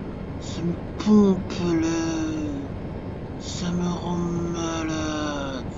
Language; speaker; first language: French; native; French